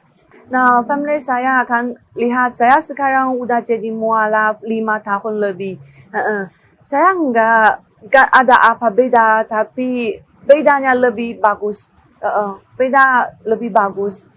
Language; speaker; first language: Indonesian; non-native, learner; Chinese